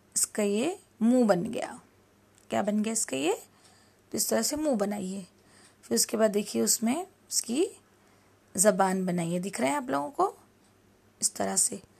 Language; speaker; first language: Hindi; native; Hindi